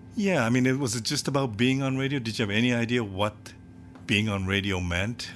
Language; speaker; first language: English; native; English